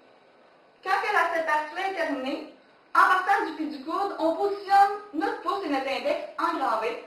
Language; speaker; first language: French; native; French